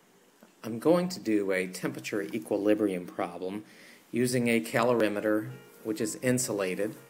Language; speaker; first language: English; native; English